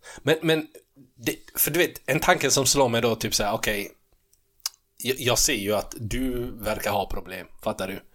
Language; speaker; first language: Swedish; early bilingual, other home language; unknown